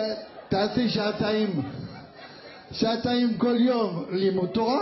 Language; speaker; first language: Hebrew; non-native, learner; French